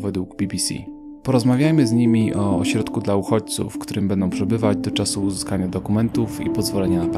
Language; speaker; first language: Polish; native; Polish